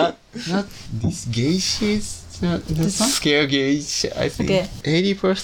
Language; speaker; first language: English; non-native, learner; Japanese